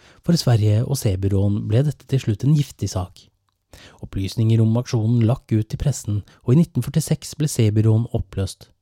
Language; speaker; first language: Norwegian; native; Norwegian